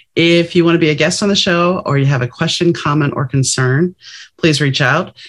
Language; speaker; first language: English; native; English